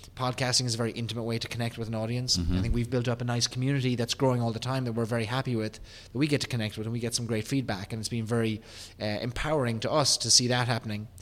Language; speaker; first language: English; native; English